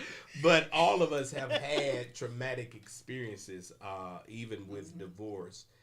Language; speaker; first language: English; native; English